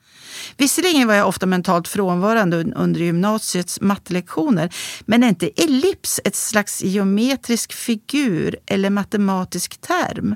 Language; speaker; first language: Swedish; native; Swedish